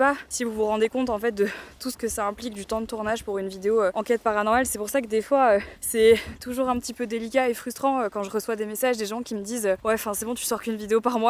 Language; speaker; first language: French; native; French